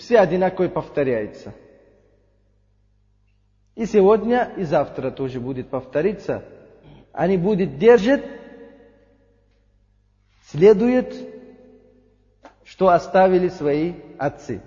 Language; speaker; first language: Russian; non-native, learner; Uzbek